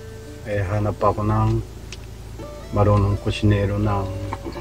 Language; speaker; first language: Filipino; non-native, learner; Japanese